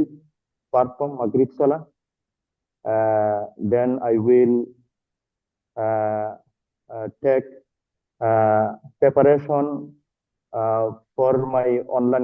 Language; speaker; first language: English; non-native, learner; Bangla